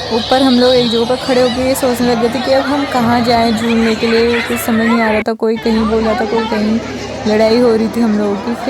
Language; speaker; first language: Hindi; native; Hindi